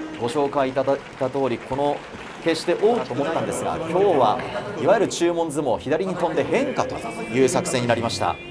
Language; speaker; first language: Japanese; native; Japanese